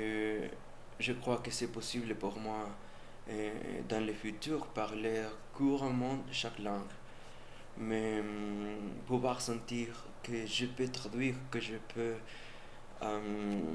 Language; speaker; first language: French; non-native, learner; Spanish